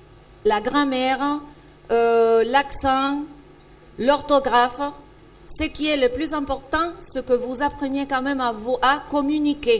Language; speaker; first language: French; non-native, fluent; Spanish